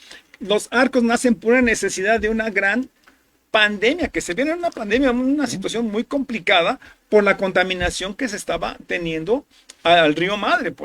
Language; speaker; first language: Spanish; native; Spanish